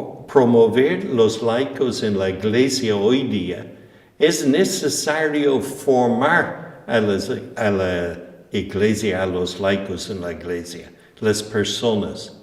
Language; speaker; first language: Spanish; non-native, fluent; English